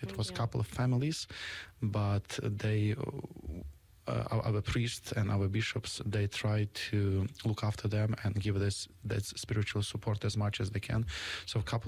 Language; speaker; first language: English; non-native, fluent; Ukrainian